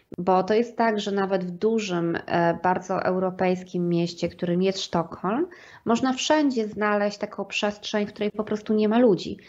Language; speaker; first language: Polish; native; Polish